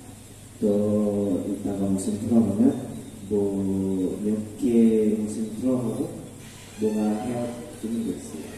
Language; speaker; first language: Korean; non-native, learner; Indonesian